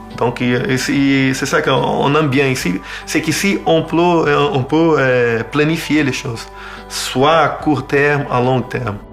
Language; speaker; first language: French; non-native, fluent; Portuguese